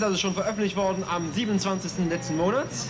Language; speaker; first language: German; native; German